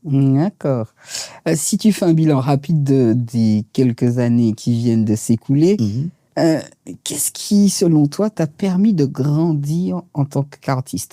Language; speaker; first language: French; native; French